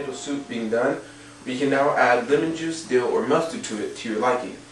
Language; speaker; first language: English; native; English